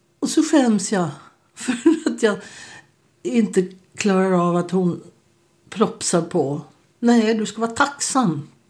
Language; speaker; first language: Swedish; native; Swedish